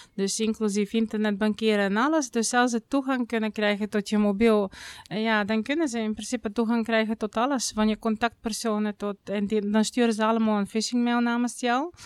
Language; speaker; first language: Dutch; non-native, fluent; Bulgarian